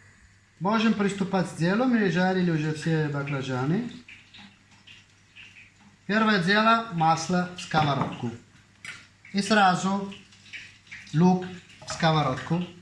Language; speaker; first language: Russian; non-native, fluent; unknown